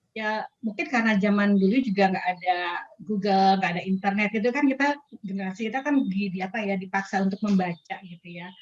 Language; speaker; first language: Indonesian; native; Indonesian